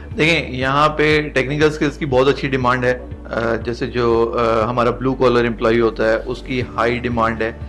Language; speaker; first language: Urdu; native; Urdu